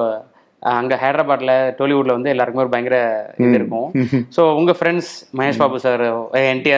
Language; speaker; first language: Tamil; native; Tamil